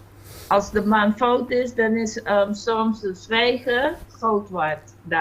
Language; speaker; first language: Dutch; non-native, fluent; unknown